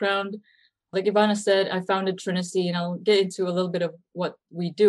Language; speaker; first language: English; early bilingual, other home language; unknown